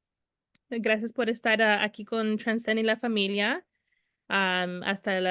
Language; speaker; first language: Spanish; early bilingual, heritage; Spanish